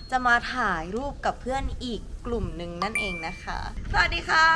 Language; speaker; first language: Thai; non-native, fluent; Korean